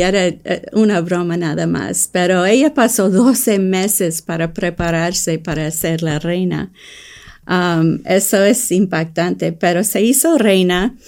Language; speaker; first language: Spanish; early bilingual, heritage; English